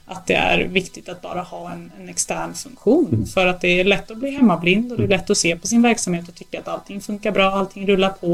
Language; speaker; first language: Swedish; native; Swedish